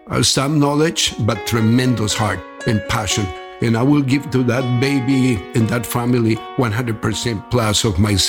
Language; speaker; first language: English; non-native, fluent; Spanish